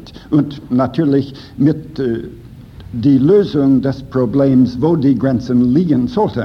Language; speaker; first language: German; non-native, fluent; English